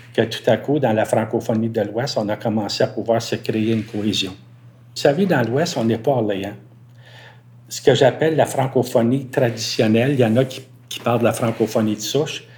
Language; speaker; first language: French; native; French